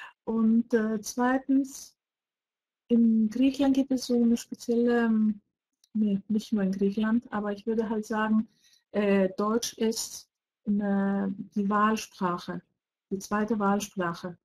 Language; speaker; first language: German; non-native, fluent; Greek